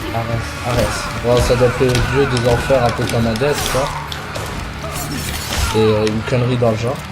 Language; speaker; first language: French; native; French